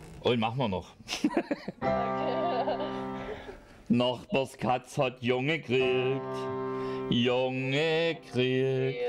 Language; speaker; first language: German; native; German